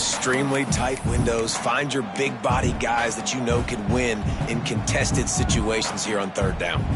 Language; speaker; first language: English; native; English